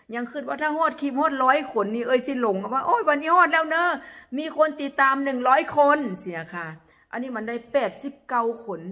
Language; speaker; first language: Northeastern Thai; non-native, local second language; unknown